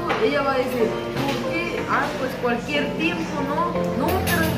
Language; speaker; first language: Spanish; early bilingual, other home language; Korean